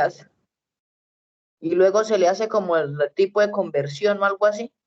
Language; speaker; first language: Spanish; native; Spanish